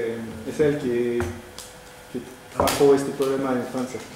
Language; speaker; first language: Spanish; non-native, fluent; French